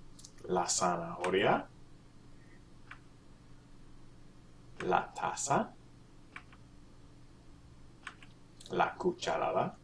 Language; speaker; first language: Spanish; non-native, fluent; English